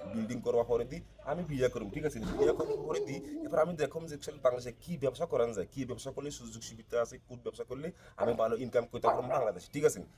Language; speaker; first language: Bangla; non-native, learner; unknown